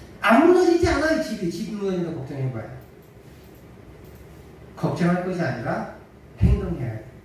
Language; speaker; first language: Korean; native; Korean